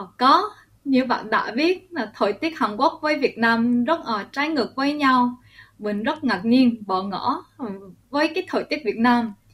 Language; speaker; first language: Vietnamese; early bilingual, other home language; Korean